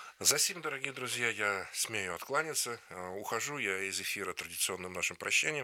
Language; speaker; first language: Russian; native; Russian